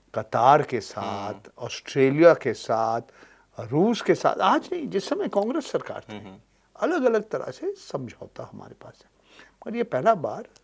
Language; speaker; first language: Hindi; native; Hindi